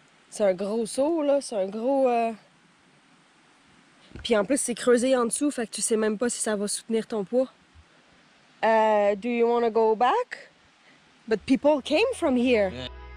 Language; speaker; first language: French; native; French